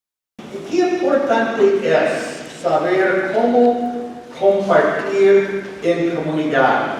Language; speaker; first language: Spanish; non-native, fluent; English